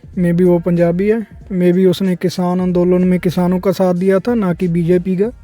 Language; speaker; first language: Hindi; non-native, local second language; Punjabi